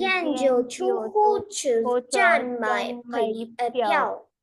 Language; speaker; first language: Chinese; non-native, learner; Urdu